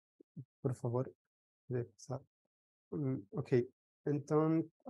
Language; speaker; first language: Spanish; non-native, fluent; Portuguese